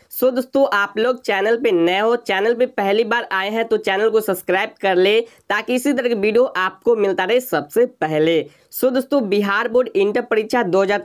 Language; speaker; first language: Hindi; native; Hindi